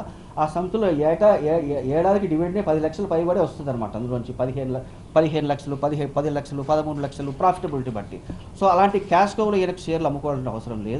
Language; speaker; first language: Telugu; native; Telugu